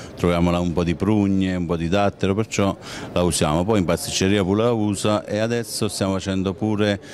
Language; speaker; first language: Italian; native; Italian